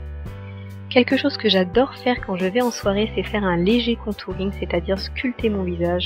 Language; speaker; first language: French; native; French